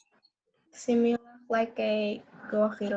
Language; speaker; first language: English; non-native, learner; Indonesian